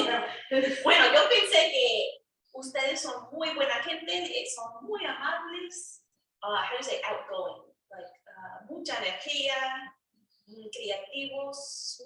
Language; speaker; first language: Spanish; early bilingual, heritage; Spanish